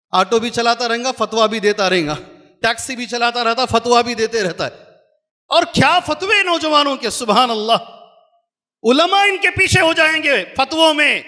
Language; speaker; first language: Hindi; non-native, local second language; Urdu